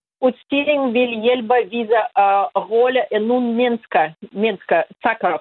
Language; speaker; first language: Danish; non-native, fluent; Russian